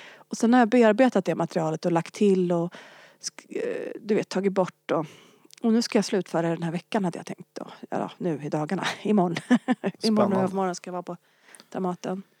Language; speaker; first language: Swedish; non-native, local second language; French